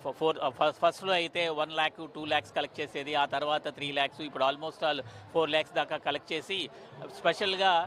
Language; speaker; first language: Telugu; native; Telugu